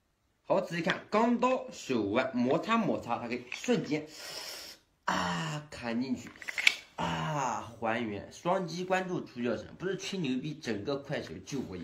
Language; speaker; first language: Chinese; native; Chinese